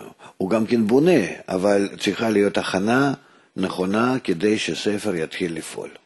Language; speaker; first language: Hebrew; non-native, fluent; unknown